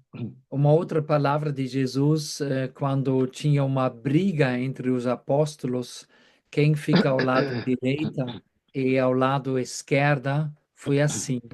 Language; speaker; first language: Portuguese; non-native, fluent; German